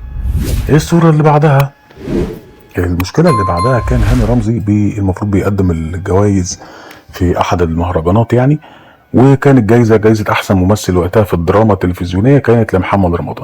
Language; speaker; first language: Arabic; native; Arabic